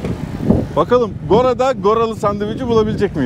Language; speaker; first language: Turkish; native; Turkish